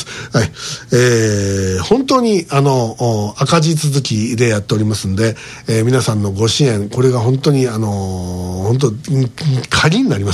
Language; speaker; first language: Japanese; native; Japanese